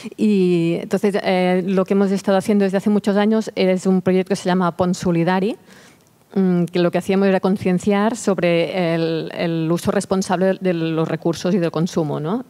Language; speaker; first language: Spanish; non-native, local second language; Catalan